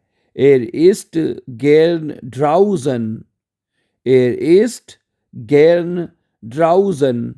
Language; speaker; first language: German; non-native, fluent; Urdu